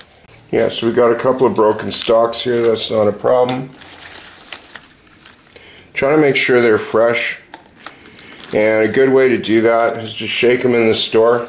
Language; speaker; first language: English; native; English